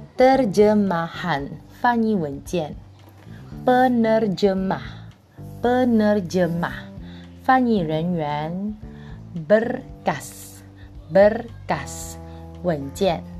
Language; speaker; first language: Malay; non-native, fluent; Chinese